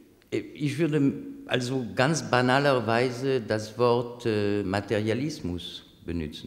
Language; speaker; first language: German; non-native, fluent; French